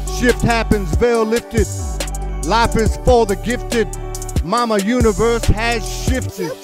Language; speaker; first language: English; native; English